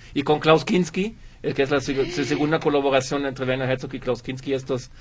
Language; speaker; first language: Spanish; non-native, fluent; German